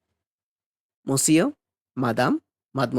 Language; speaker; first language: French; non-native, fluent; Bangla